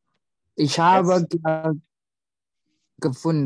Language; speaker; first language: German; non-native, learner; Indonesian